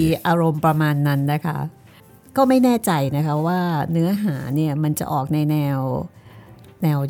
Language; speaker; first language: Thai; native; Thai